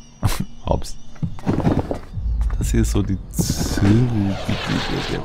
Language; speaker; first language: German; native; German